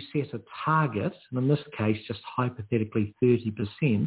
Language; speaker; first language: English; native; English